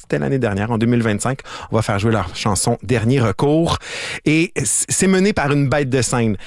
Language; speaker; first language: French; native; French